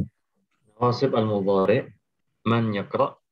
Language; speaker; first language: Arabic; non-native, fluent; Indonesian